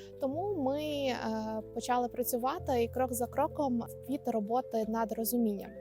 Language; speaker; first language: Ukrainian; native; Ukrainian